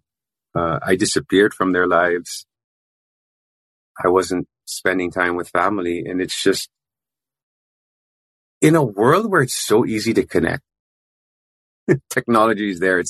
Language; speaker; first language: English; non-native, local second language; Filipino